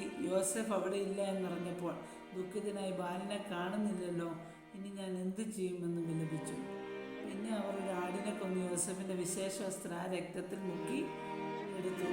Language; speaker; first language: Malayalam; native; Malayalam